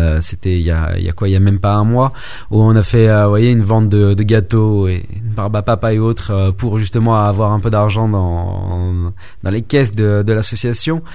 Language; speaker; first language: French; early bilingual, other home language; Vietnamese